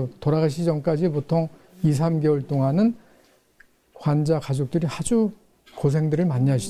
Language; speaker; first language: Korean; native; Korean